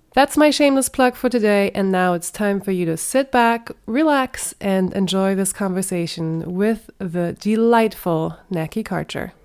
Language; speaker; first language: English; non-native, fluent; German